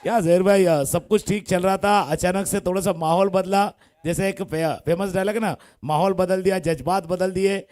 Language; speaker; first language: Hindi; non-native, local second language; Marathi